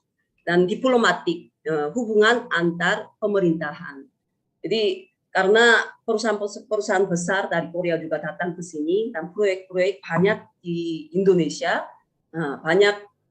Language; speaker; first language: Indonesian; non-native, fluent; Korean